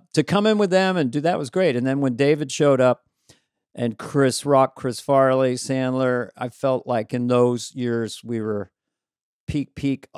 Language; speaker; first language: English; native; English